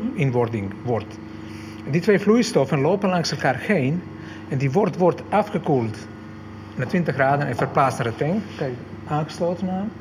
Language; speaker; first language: Dutch; non-native, fluent; Croatian